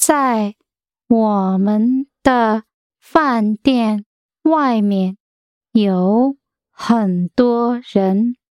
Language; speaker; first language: Chinese; non-native, learner; English